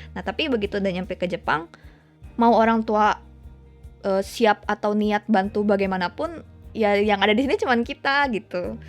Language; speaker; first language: Indonesian; native; Indonesian